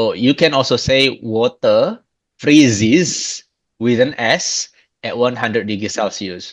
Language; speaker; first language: English; non-native, fluent; Indonesian